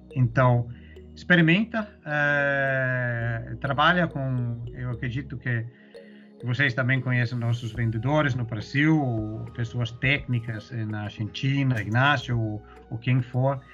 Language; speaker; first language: Portuguese; non-native, fluent; Danish